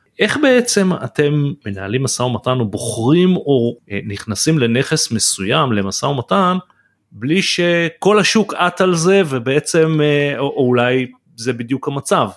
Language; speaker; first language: Hebrew; native; Hebrew